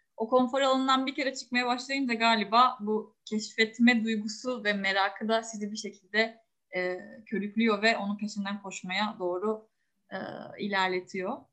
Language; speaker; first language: Turkish; native; Turkish